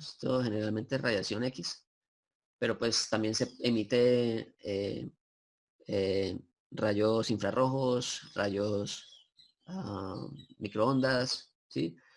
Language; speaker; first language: Spanish; native; Spanish